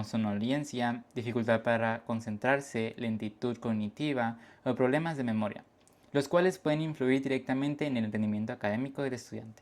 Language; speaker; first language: Spanish; native; Spanish